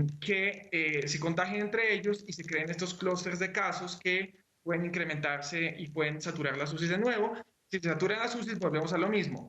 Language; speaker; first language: Spanish; native; Spanish